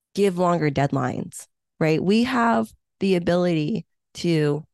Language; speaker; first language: English; early bilingual, other home language; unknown